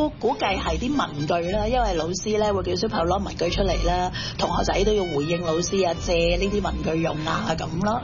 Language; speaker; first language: Chinese; native; Chinese